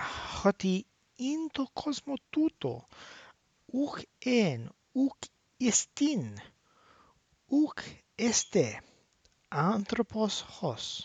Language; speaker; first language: Greek; non-native, learner; English